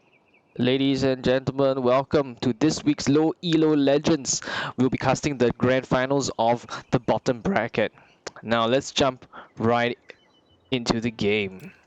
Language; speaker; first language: English; native; English